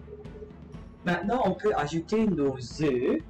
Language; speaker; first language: French; non-native, local second language; English